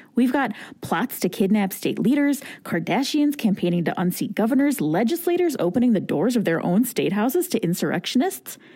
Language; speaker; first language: English; native; English